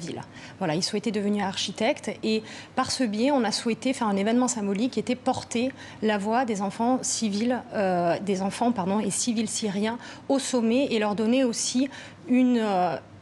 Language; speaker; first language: French; native; French